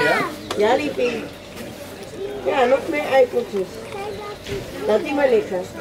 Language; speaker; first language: Dutch; native; Dutch